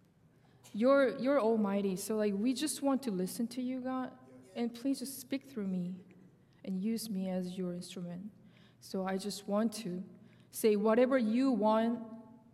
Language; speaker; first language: English; non-native, fluent; Korean